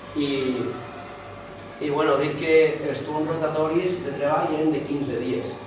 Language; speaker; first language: Catalan; native; Catalan